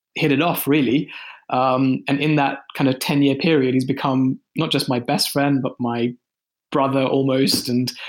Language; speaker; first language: English; early bilingual, other home language; Hindi